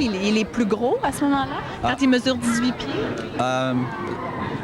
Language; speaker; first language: French; native; French